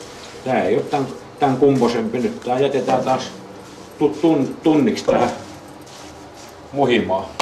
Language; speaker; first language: Finnish; native; Finnish